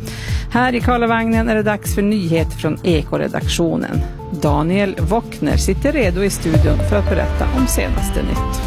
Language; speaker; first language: Swedish; native; Swedish